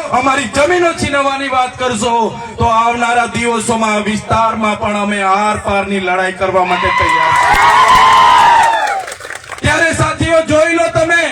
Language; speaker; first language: Gujarati; non-native, local second language; Vasavi